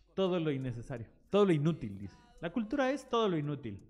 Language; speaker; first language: Spanish; native; Spanish